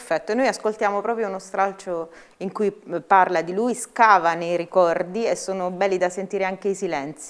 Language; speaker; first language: Italian; native; Italian